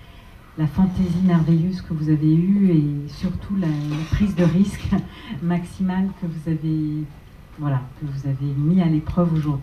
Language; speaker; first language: French; native; French